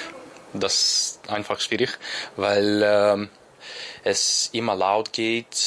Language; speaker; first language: German; non-native, learner; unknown